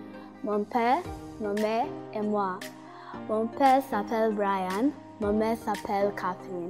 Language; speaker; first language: French; non-native, learner; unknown